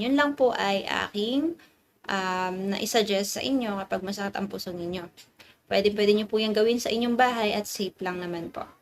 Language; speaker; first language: Filipino; native; Filipino